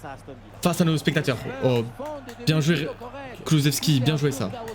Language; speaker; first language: French; native; French